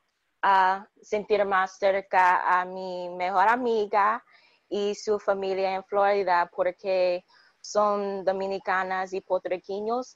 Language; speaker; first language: Spanish; non-native, learner; English